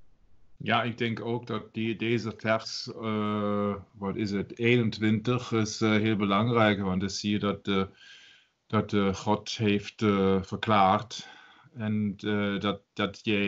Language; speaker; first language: Dutch; non-native, learner; German